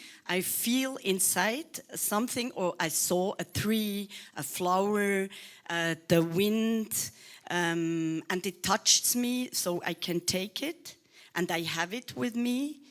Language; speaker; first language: English; non-native, learner; Swiss German